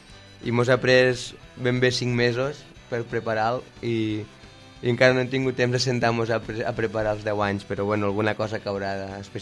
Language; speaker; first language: Catalan; native; Catalan